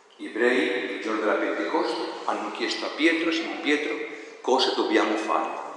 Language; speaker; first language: Italian; non-native, fluent; Spanish